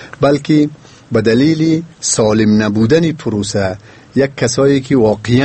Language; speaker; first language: Persian; native; Persian